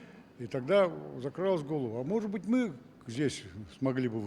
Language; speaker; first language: Russian; non-native, local second language; Yakut